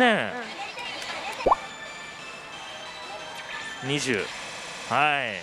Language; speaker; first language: Japanese; native; Japanese